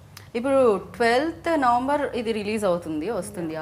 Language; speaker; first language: Telugu; native; Telugu